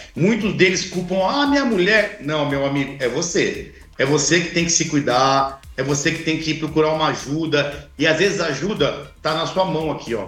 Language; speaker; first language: Portuguese; native; Portuguese